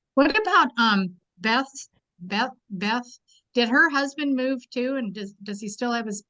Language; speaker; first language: English; native; English